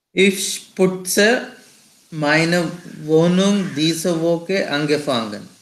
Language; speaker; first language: German; non-native, learner; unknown